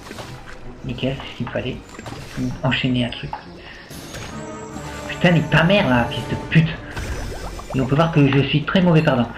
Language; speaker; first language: French; native; French